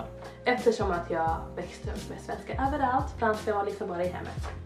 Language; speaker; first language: Swedish; early bilingual, other home language; French